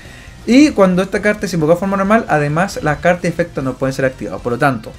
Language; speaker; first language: Spanish; native; Spanish